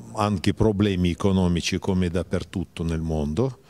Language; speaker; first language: Italian; non-native, fluent; Russian